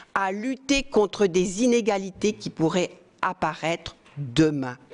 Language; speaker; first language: French; native; French